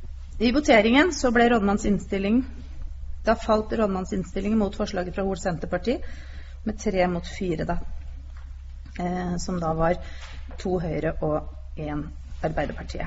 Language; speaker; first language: Norwegian; native; Norwegian